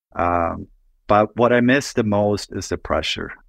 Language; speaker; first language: English; non-native, fluent; Swedish